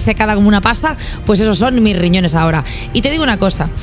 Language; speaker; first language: Spanish; native; Spanish